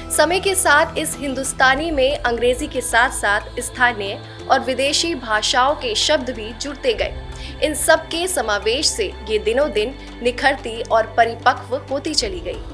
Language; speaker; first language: Hindi; native; Hindi